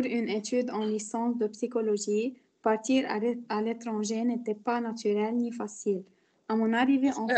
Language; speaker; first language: French; non-native, learner; Arabic